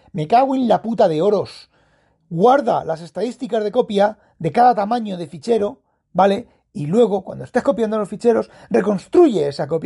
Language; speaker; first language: Spanish; native; Spanish